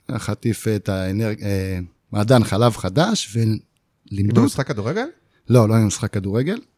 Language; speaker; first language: Hebrew; native; Hebrew